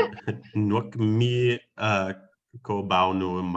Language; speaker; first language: Vietnamese; non-native, learner; English